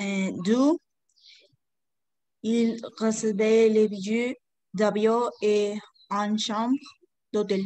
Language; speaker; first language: French; non-native, learner; Spanish